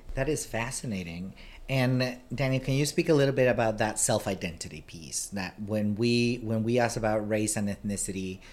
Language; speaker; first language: English; non-native, fluent; Spanish